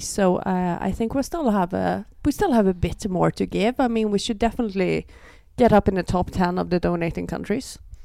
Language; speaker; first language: English; non-native, fluent; Swedish